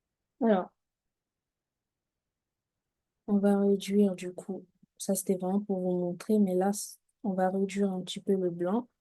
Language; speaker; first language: French; native; French